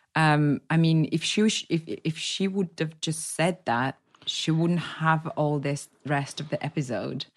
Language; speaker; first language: English; non-native, fluent; Russian